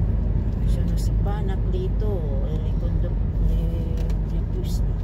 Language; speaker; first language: French; non-native, fluent; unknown